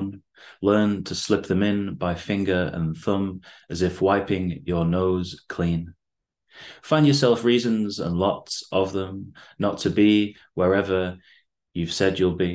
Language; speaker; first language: English; native; English